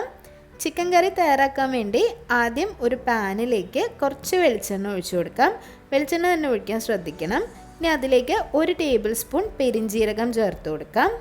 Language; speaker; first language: Malayalam; native; Malayalam